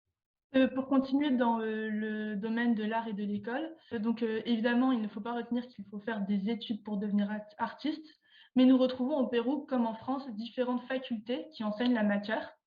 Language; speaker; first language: French; native; French